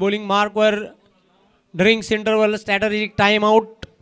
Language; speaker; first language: Hindi; non-native, local second language; Marathi